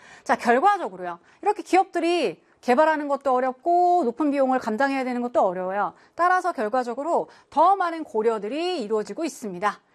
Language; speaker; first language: Korean; native; Korean